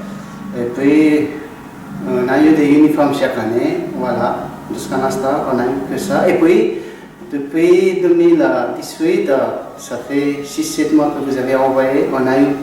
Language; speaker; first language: French; non-native, learner; Nepali